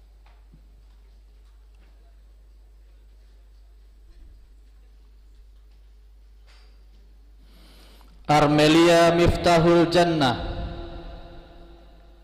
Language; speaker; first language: Indonesian; native; Indonesian